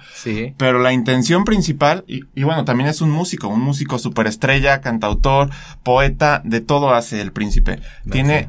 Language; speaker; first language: Spanish; native; Spanish